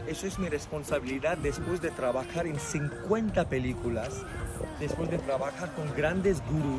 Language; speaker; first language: Spanish; non-native, fluent; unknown